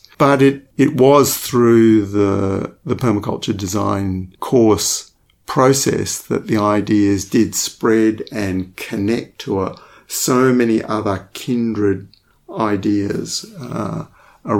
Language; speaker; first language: English; native; English